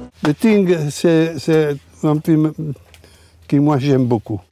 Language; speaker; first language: French; non-native, fluent; Italian